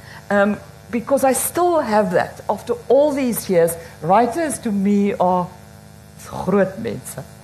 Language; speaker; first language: English; non-native, local second language; Afrikaans